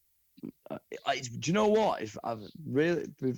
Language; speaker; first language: English; native; English